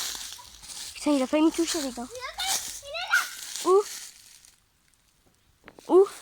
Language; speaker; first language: French; native; French